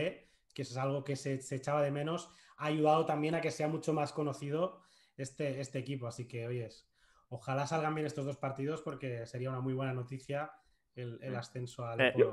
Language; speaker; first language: Spanish; native; Spanish